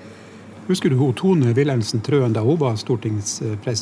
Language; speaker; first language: Norwegian; native; Norwegian